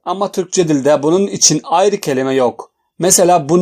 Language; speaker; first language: Turkish; non-native, fluent; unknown